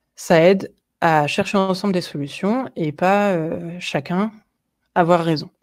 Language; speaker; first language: French; native; French